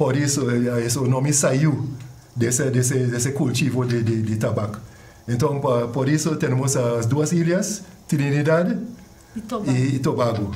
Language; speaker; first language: Portuguese; non-native, fluent; English